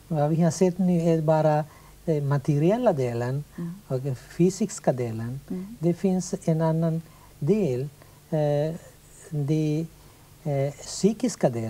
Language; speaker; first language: Swedish; non-native, fluent; Sinhala